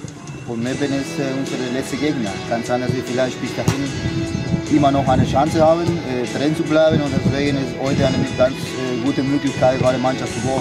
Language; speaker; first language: German; non-native, fluent; Spanish